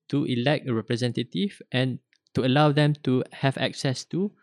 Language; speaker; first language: English; non-native, local second language; Malay